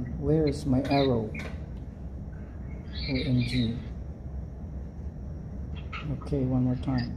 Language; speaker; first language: English; non-native, fluent; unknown